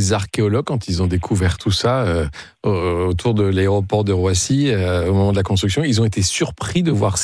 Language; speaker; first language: French; native; French